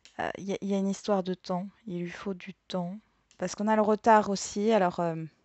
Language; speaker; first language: French; native; French